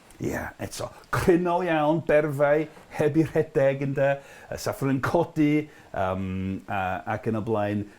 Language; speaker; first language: Welsh; non-native, fluent; English